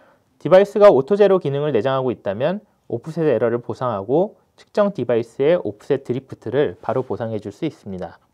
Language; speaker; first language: Korean; native; Korean